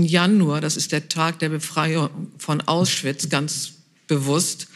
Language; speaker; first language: German; native; German